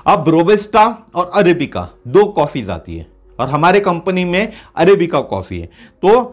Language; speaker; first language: Hindi; non-native, local second language; Marathi